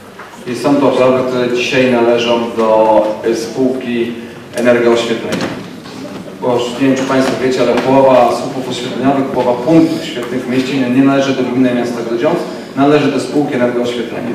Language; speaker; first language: Polish; native; Polish